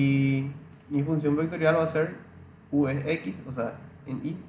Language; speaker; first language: Spanish; native; Spanish